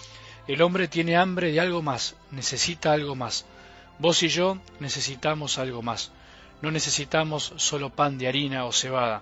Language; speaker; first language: Spanish; native; Spanish